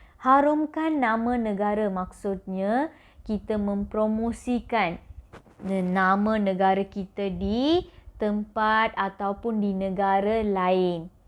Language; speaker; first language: Malay; non-native, local second language; Tamil